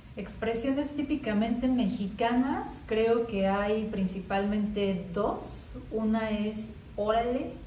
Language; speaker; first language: Spanish; native; Spanish